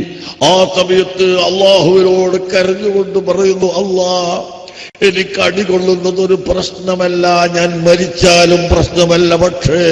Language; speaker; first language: Malayalam; native; Malayalam